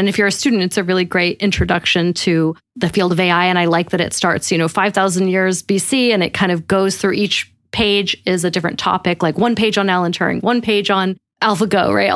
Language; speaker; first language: English; native; English